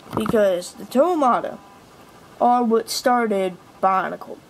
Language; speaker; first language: English; native; English